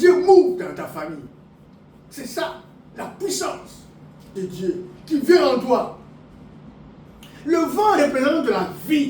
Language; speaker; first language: French; non-native, local second language; Lingala